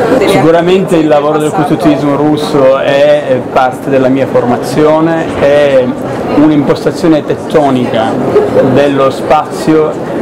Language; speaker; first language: Italian; native; Italian